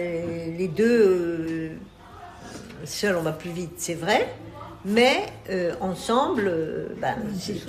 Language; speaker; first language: French; non-native, fluent; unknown